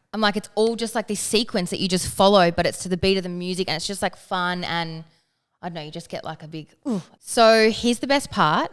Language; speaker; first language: English; native; English